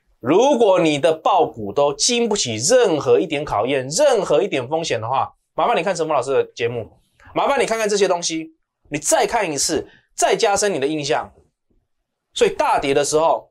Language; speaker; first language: Chinese; native; Chinese